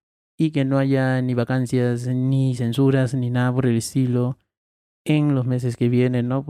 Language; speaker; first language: Spanish; native; Spanish